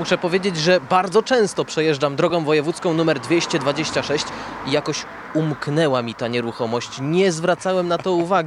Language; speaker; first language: Polish; native; Polish